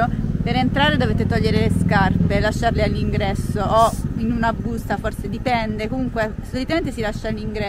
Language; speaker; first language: Italian; native; Italian